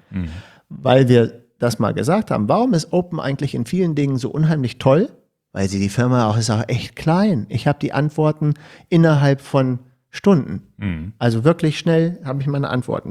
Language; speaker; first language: German; native; German